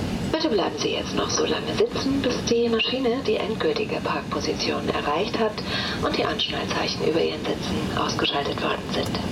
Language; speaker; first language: German; native; German